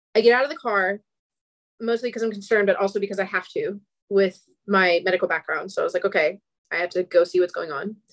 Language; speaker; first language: English; native; English